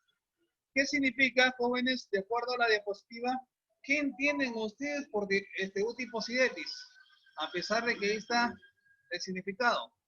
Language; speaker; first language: Spanish; native; Spanish